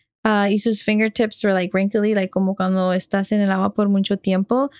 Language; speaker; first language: Spanish; early bilingual, heritage; Spanish